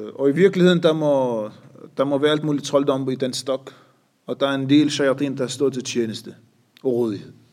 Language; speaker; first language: Danish; non-native, fluent; Arabic